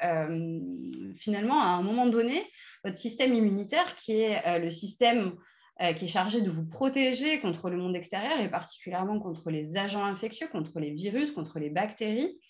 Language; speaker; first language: French; native; French